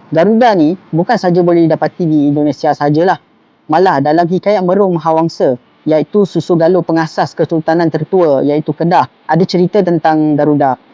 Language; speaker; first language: Malay; native; Malay